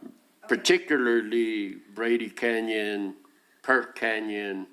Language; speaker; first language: English; native; English